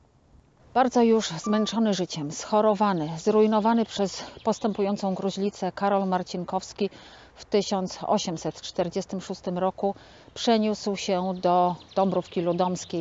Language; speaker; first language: Polish; native; Polish